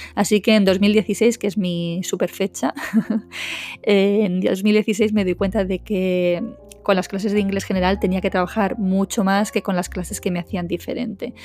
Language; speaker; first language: Spanish; native; Spanish